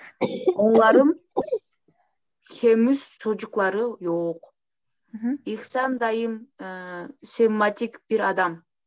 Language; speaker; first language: Turkish; non-native, learner; Kyrgyz